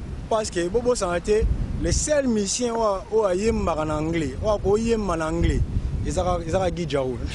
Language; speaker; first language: French; non-native, local second language; Lingala